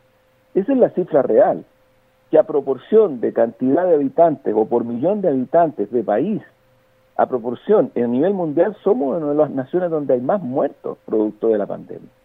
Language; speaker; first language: Spanish; native; Spanish